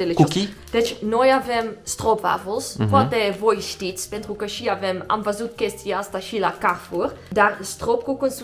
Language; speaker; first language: Romanian; non-native, learner; Dutch